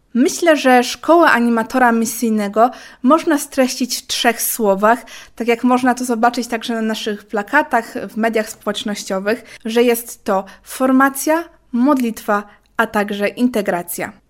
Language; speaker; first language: Polish; native; Polish